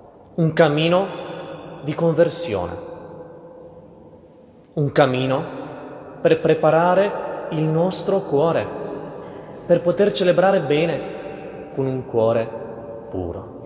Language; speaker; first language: Italian; non-native, fluent; Portuguese